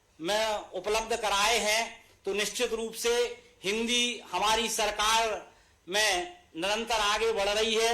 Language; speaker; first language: Hindi; native; Hindi